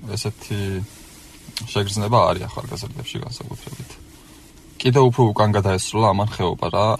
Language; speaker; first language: Georgian; non-native, local second language; Chechen